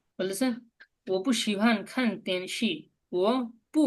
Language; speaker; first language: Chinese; non-native, fluent; Bangla